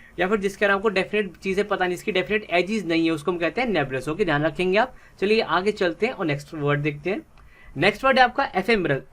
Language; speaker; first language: Hindi; native; Hindi